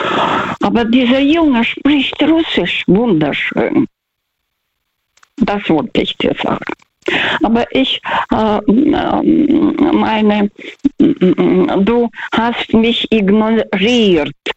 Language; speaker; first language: German; non-native, fluent; Russian